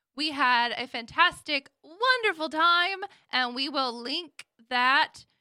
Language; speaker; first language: English; native; English